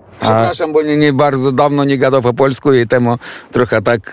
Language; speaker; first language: Polish; non-native, fluent; Ukrainian